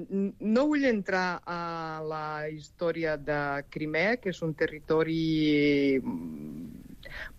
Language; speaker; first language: Catalan; non-native, fluent; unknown